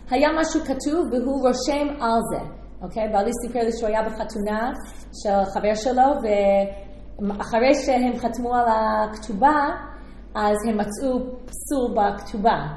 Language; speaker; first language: Hebrew; non-native, fluent; English